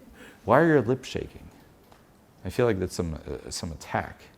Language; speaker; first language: English; non-native, fluent; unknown